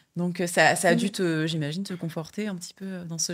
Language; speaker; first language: French; native; French